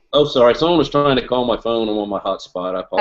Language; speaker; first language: English; native; English